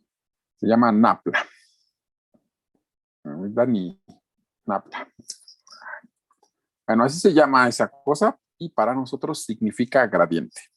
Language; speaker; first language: Spanish; native; Spanish